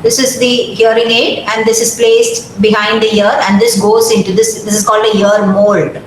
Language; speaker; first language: English; non-native, local second language; Malayalam